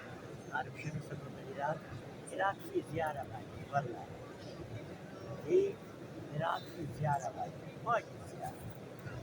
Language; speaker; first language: Arabic; non-native, learner; Urdu